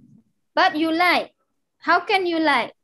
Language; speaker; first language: English; non-native, learner; Indonesian